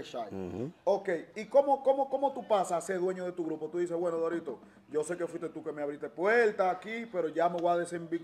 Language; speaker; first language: Spanish; native; Spanish